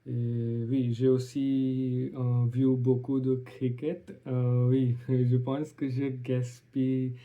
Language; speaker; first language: French; non-native, learner; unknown